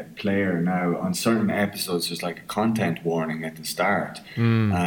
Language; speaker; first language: English; native; English